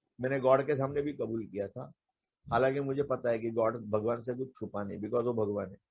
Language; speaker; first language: Hindi; non-native, local second language; Marathi